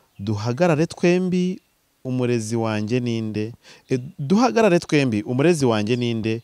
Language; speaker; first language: Kinyarwanda; native; Kinyarwanda